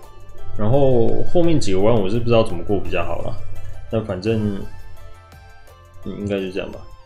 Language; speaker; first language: Chinese; native; Chinese